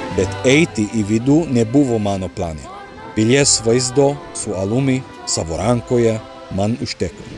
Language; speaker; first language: Lithuanian; non-native, learner; Czech